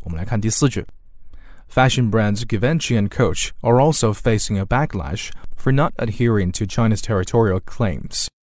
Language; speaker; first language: English; non-native, fluent; Chinese